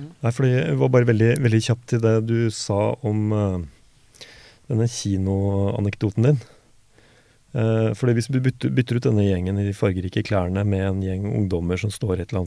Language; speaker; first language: Norwegian; native; Norwegian